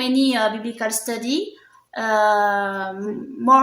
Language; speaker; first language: English; non-native, learner; French